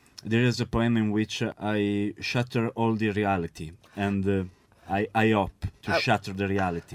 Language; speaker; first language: English; non-native, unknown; Italian